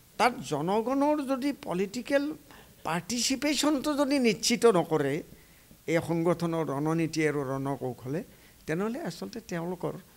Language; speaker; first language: Assamese; native; Assamese